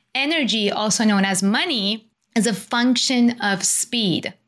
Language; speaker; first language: English; non-native, fluent; Persian